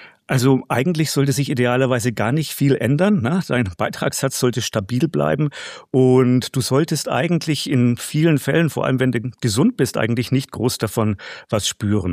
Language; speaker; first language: German; native; German